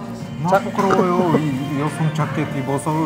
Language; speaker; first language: Korean; non-native, fluent; Russian